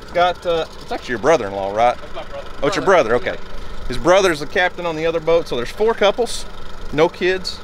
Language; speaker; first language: English; native; English